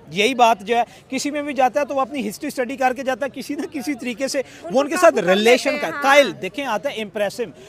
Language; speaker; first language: Urdu; non-native, local second language; Punjabi